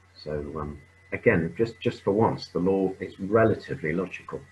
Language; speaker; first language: English; native; English